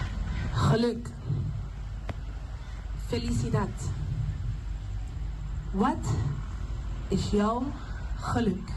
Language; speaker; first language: Dutch; non-native, local second language; Papiamento